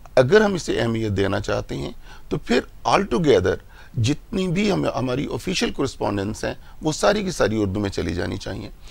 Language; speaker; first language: Urdu; non-native, local second language; Punjabi